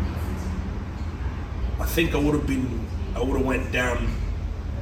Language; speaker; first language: English; non-native, local second language; Nyanja